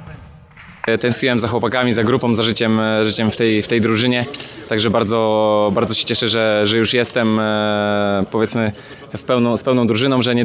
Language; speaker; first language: Polish; native; Polish